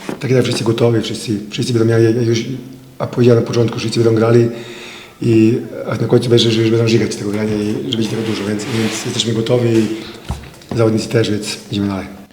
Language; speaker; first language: Polish; non-native, fluent; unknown